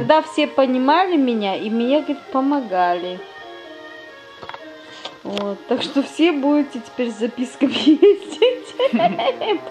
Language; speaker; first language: Russian; native; Russian